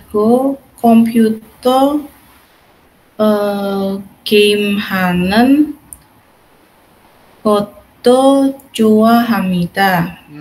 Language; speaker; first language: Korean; non-native, learner; Indonesian